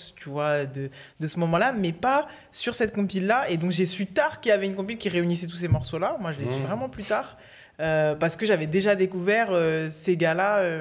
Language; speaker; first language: French; native; French